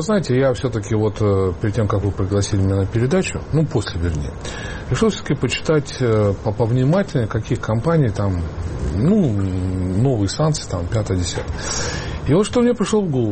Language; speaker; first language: Russian; native; Russian